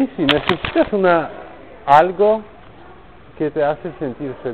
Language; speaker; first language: Spanish; non-native, learner; Polish